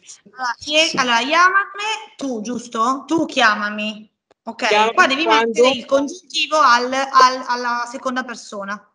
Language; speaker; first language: Italian; native; Italian